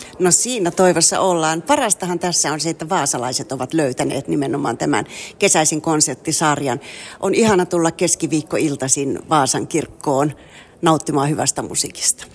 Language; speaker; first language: Finnish; native; Finnish